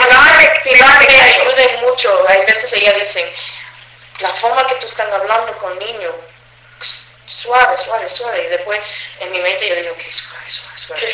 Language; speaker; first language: Spanish; early bilingual, heritage; English